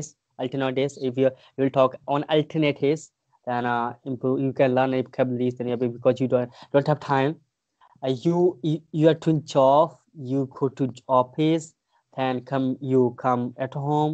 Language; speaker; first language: English; non-native, fluent; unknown